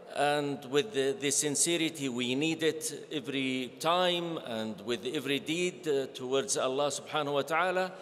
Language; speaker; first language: English; non-native, fluent; Arabic